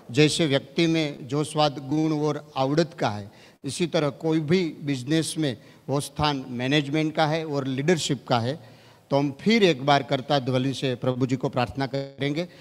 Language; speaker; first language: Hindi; non-native, local second language; Gujarati